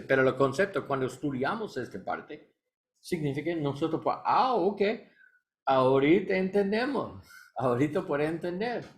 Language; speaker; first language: Spanish; non-native, learner; English